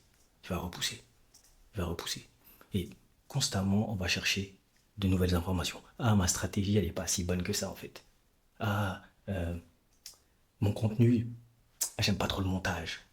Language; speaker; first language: French; native; French